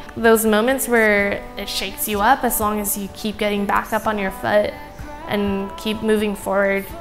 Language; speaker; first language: English; native; English